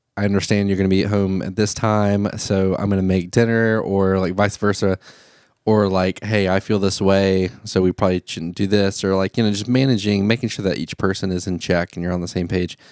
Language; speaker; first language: English; native; English